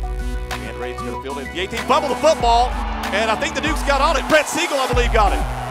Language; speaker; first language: English; native; English